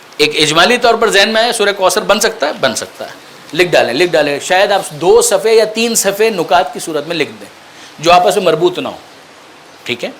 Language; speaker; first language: Urdu; non-native, local second language; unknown